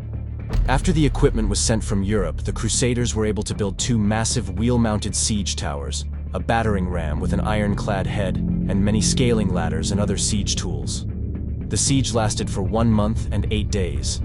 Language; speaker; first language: English; native; English